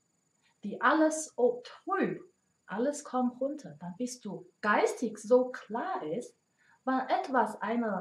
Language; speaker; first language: German; non-native, learner; Chinese